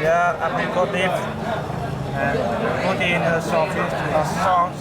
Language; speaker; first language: English; non-native, learner; Vietnamese